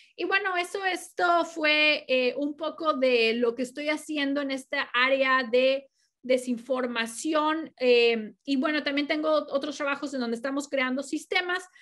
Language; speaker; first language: Spanish; native; Spanish